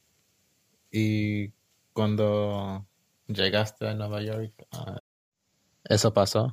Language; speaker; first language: Spanish; early bilingual, heritage; English